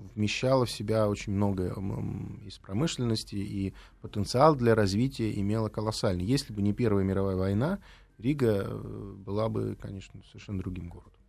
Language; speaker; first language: Russian; native; Russian